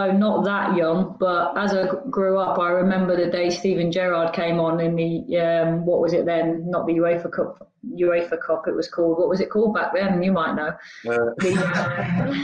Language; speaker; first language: English; native; English